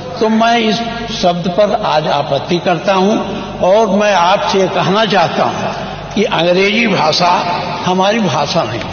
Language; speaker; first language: Hindi; native; Hindi